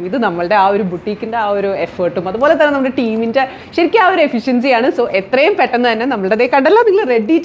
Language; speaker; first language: Malayalam; native; Malayalam